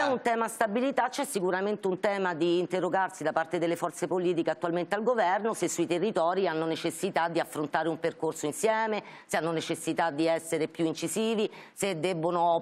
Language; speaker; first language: Italian; native; Italian